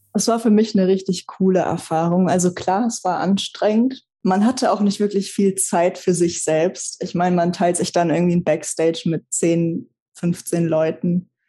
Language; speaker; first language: German; early bilingual, other home language; Russian